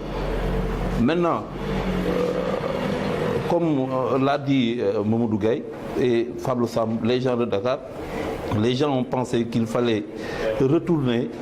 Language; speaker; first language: French; non-native, local second language; Wolof